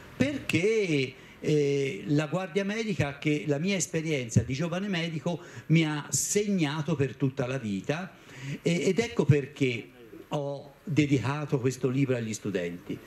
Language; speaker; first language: Italian; native; Italian